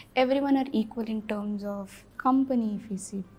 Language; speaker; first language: English; non-native, local second language; Bhojpuri